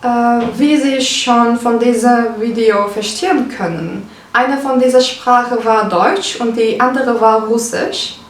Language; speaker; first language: German; non-native, fluent; Turkish